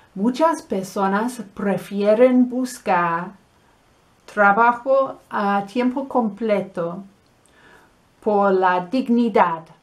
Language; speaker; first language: Spanish; non-native, fluent; English